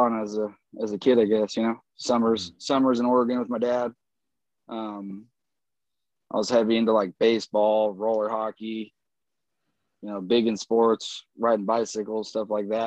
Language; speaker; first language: English; native; English